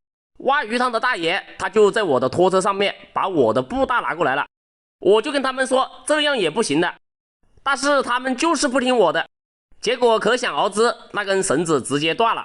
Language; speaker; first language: Chinese; native; Chinese